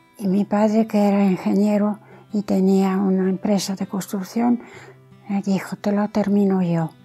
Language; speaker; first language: Spanish; non-native, fluent; Italian